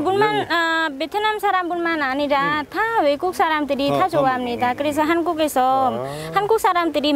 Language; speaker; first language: Korean; non-native, learner; Vietnamese